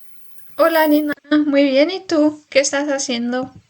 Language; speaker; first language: Spanish; non-native, learner; French